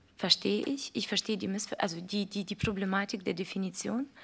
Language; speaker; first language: German; non-native, fluent; Ukrainian